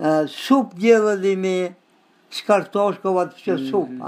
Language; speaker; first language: Russian; non-native, local second language; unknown